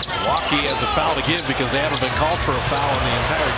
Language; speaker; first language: English; native; English